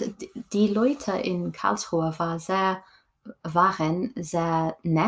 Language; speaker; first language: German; non-native, learner; English